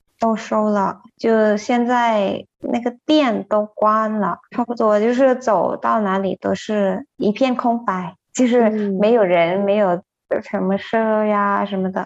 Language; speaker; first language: Chinese; non-native, fluent; Thai